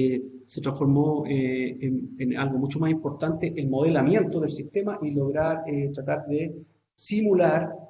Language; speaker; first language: Spanish; native; Spanish